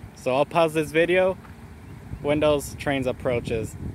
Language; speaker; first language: English; native; English